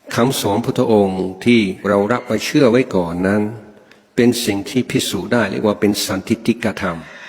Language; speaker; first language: Thai; non-native, fluent; English